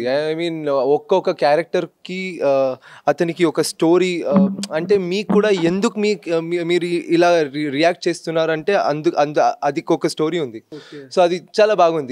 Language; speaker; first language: Telugu; non-native, local second language; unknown